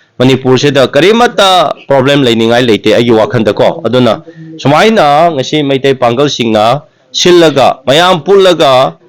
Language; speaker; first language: Manipuri; non-native, local second language; Tangkhul Naga (India)